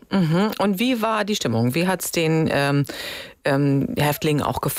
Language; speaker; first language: German; native; German